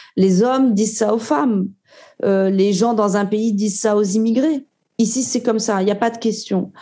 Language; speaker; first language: French; native; French